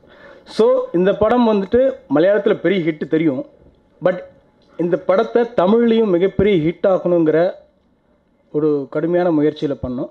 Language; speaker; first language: Tamil; native; Tamil